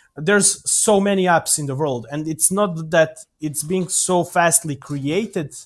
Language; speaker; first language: English; non-native, fluent; Serbian